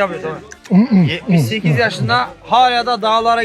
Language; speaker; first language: Turkish; native; Turkish